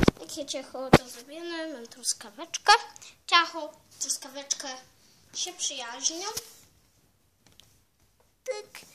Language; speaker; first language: Polish; early bilingual, heritage; Polish